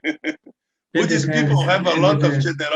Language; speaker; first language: English; non-native, learner; Portuguese